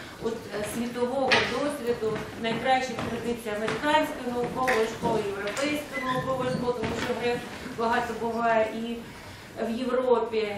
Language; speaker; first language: Ukrainian; non-native, local second language; Russian